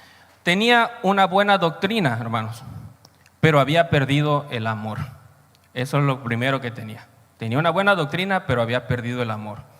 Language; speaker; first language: Spanish; native; Spanish